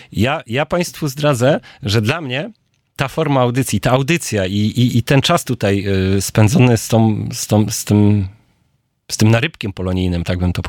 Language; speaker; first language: Polish; native; Polish